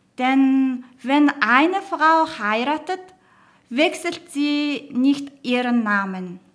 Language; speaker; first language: German; non-native, learner; Mongolian